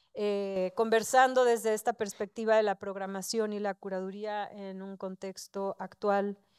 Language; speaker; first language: Spanish; native; Spanish